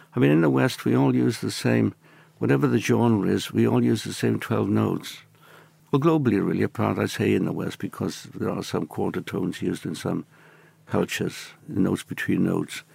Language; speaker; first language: English; native; English